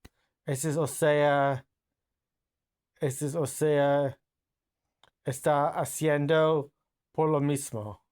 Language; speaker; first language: Spanish; non-native, learner; English